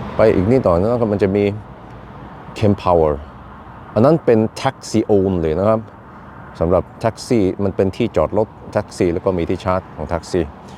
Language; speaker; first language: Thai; non-native, fluent; Swedish